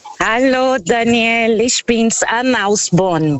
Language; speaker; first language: German; non-native, fluent; Portuguese